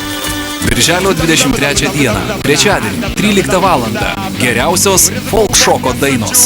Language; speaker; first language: Lithuanian; native; Lithuanian